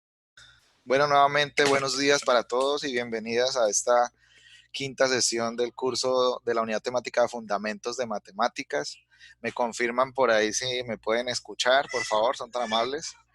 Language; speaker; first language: Spanish; native; Spanish